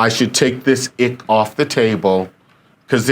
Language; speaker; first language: English; native; English